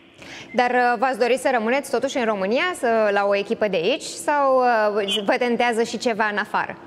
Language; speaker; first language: Romanian; native; Romanian